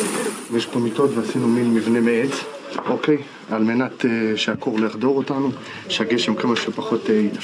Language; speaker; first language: Hebrew; native; Hebrew